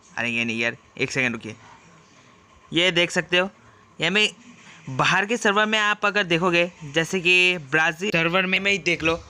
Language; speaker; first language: Hindi; native; Hindi